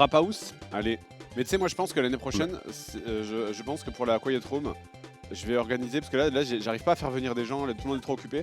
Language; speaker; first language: French; native; French